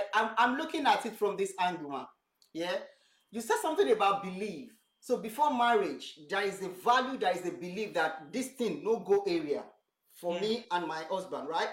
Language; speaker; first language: English; non-native, local second language; Yoruba